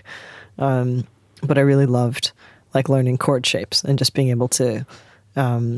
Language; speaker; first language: English; native; English